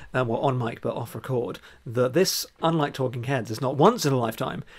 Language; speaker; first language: English; native; English